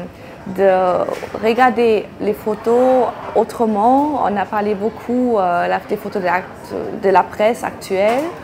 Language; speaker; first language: French; non-native, fluent; German